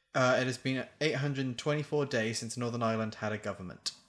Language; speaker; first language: English; native; English